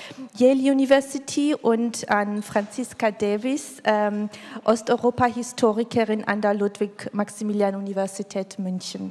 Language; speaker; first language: German; non-native, fluent; Georgian